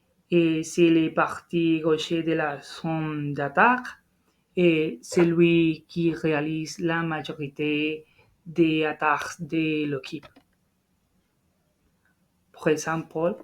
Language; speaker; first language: French; non-native, learner; Spanish